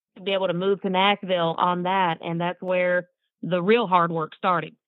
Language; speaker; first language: English; native; English